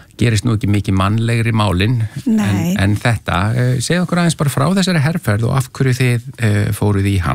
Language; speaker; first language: Icelandic; native; Icelandic